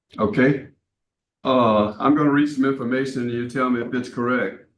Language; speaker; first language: English; native; English